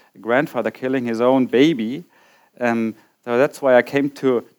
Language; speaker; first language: English; non-native, fluent; German